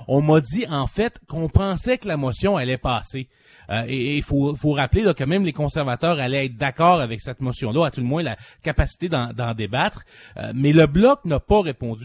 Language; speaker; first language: French; native; French